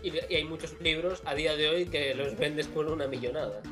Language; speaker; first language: Spanish; native; Spanish